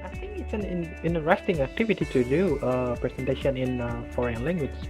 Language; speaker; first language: English; non-native, learner; Indonesian